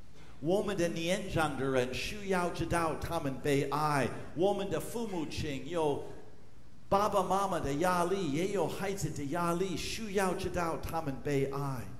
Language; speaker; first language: Chinese; non-native, fluent; English